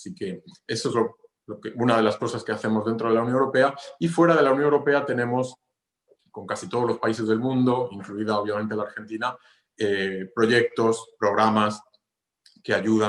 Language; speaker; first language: Spanish; non-native, fluent; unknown